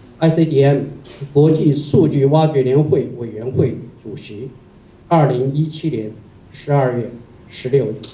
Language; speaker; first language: Chinese; native; Chinese